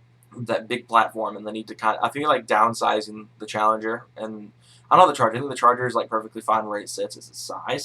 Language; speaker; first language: English; native; English